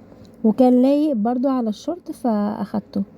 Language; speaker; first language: Arabic; native; Arabic